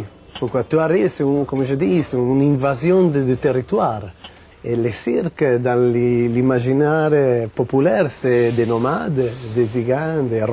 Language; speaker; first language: French; non-native, fluent; Italian